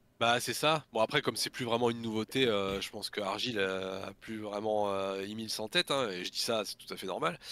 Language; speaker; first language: French; native; French